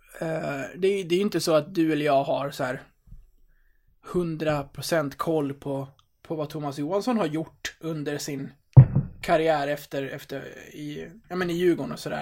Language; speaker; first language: Swedish; native; Swedish